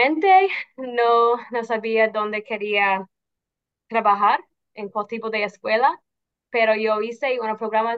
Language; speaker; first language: Spanish; non-native, fluent; English